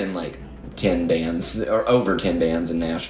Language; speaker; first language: English; native; English